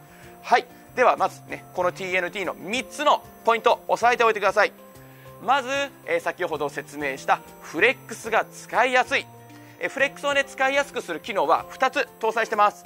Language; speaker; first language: Japanese; native; Japanese